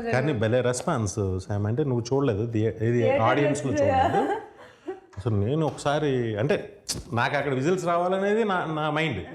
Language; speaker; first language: Telugu; native; Telugu